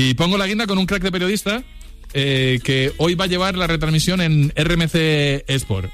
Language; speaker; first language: Spanish; native; Spanish